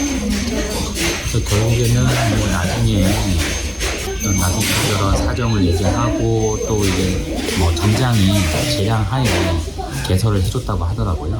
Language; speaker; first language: Korean; native; Korean